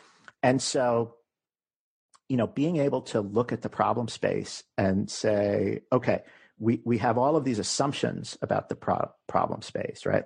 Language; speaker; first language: English; native; English